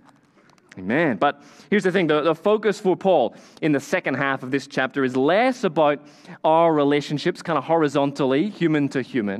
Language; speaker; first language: English; native; English